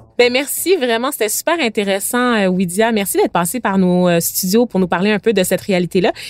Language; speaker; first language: French; native; French